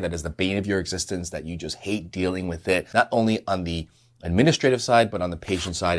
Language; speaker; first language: English; native; English